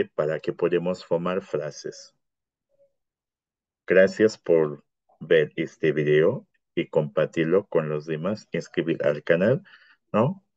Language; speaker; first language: Spanish; non-native, fluent; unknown